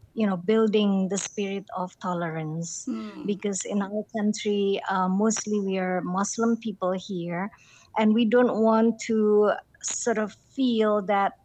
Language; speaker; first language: English; non-native, fluent; Indonesian